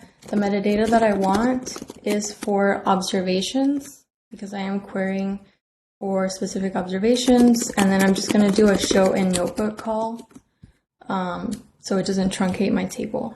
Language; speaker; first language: English; native; English